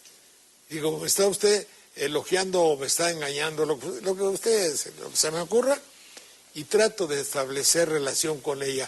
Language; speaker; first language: Spanish; native; Spanish